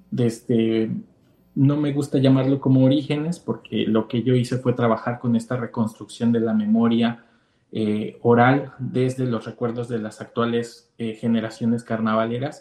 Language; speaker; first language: Spanish; native; Spanish